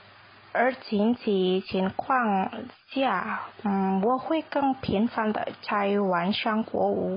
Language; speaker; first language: Chinese; non-native, learner; Indonesian